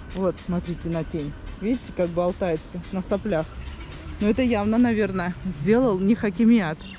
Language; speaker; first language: Russian; native; Russian